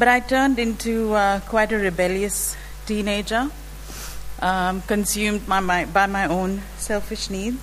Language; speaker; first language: English; non-native, local second language; Malayalam